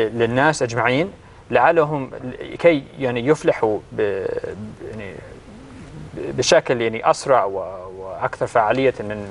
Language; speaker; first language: Arabic; non-native, fluent; English